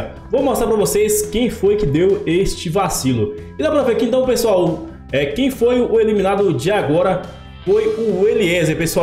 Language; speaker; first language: Portuguese; native; Portuguese